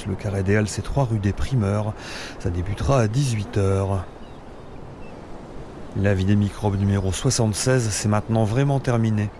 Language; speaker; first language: French; native; French